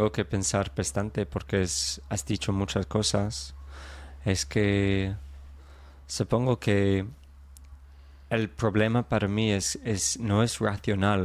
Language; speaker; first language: Spanish; non-native, fluent; English